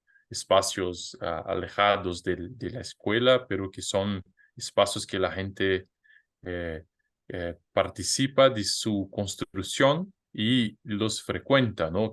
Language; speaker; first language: Spanish; non-native, fluent; Portuguese